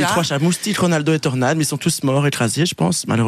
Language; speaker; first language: French; native; French